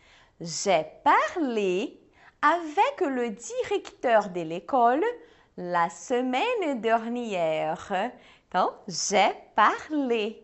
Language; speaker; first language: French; non-native, fluent; Portuguese